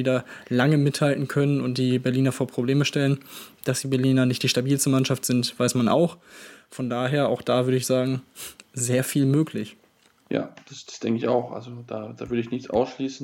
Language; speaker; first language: German; native; German